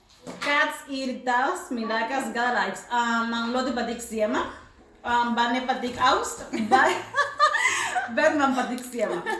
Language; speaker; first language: Latvian; non-native, learner; Spanish